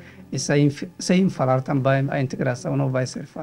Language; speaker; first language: Portuguese; non-native, learner; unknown